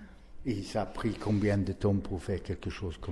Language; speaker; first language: French; non-native, learner; English